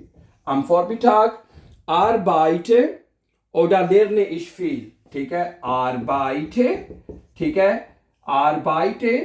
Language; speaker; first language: German; non-native, fluent; Urdu